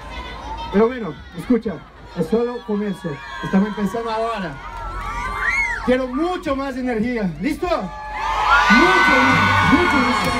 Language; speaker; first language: Spanish; non-native, fluent; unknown